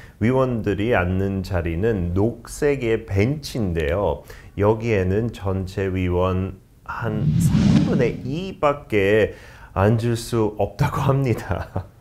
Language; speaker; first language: Korean; non-native, fluent; English